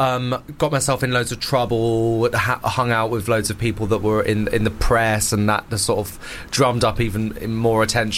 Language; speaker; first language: English; native; English